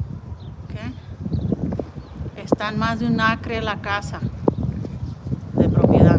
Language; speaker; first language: Spanish; early bilingual, heritage; Spanish